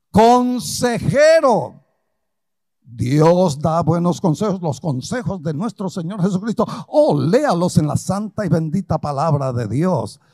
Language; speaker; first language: Spanish; early bilingual, other home language; Portuguese